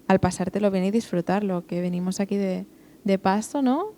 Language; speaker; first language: Spanish; non-native, local second language; Catalan